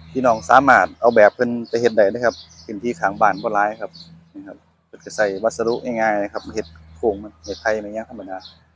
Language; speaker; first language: Thai; native; Thai